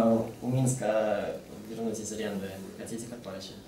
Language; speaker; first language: Russian; native; Russian